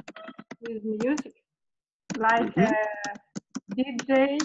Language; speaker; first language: English; non-native, learner; Russian